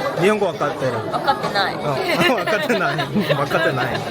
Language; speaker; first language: Japanese; non-native, learner; Korean